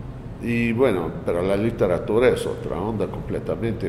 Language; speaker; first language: Spanish; non-native, fluent; English